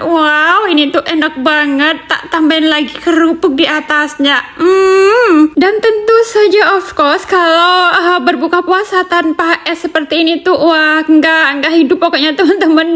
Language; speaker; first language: Indonesian; native; Indonesian